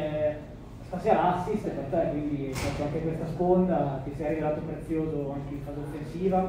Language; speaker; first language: Italian; native; Italian